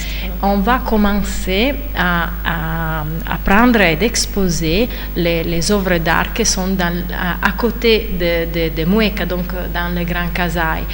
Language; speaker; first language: French; non-native, fluent; Italian